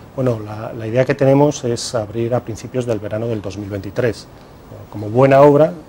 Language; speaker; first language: Spanish; native; Spanish